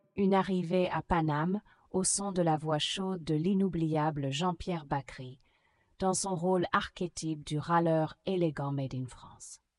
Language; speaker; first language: French; native; French